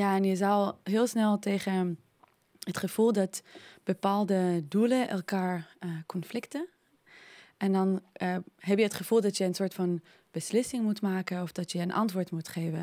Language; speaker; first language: Dutch; non-native, fluent; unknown